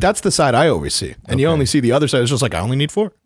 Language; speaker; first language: English; native; English